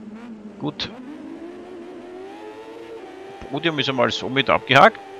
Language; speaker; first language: German; native; German